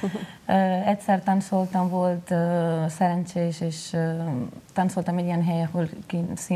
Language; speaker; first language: Hungarian; non-native, local second language; Spanish